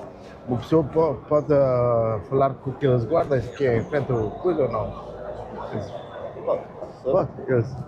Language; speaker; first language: Portuguese; non-native, learner; German